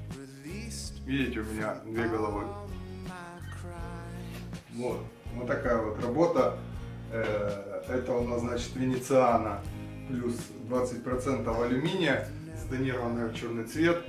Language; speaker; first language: Russian; native; Russian